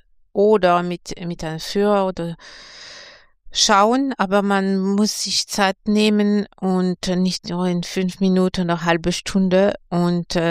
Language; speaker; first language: German; non-native, fluent; French